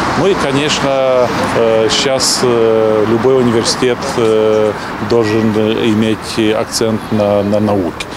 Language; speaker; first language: Russian; non-native, local second language; Romanian